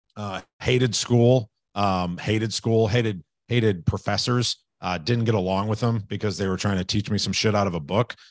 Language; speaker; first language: English; native; English